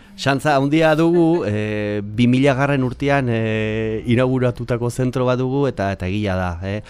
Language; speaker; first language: Basque; native; Basque